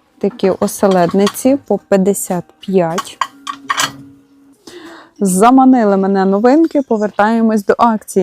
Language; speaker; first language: Ukrainian; native; Ukrainian